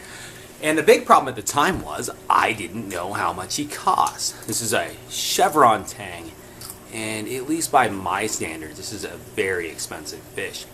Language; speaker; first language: English; native; English